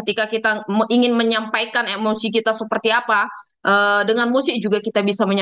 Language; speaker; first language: Indonesian; native; Indonesian